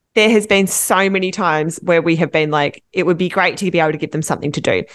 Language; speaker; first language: English; native; English